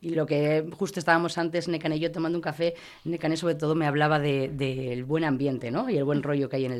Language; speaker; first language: Spanish; native; Spanish